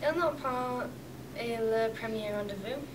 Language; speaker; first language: French; non-native, learner; English